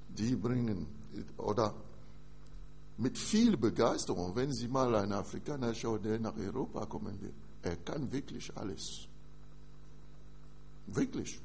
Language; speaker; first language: German; non-native, fluent; French